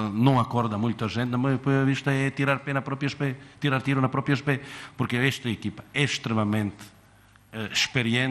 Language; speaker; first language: Portuguese; non-native, fluent; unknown